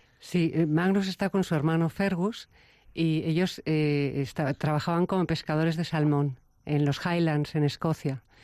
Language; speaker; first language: Spanish; native; Spanish